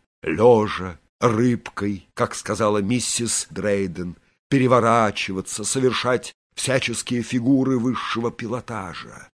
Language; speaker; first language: Russian; native; Russian